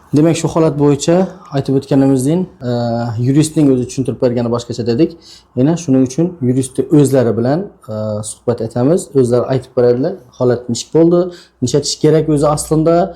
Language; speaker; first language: Uzbek; native; Uzbek